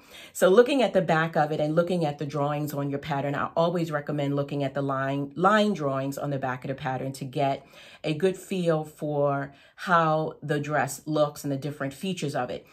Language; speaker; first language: English; native; English